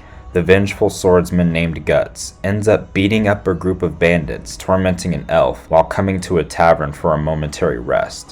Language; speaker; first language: English; native; English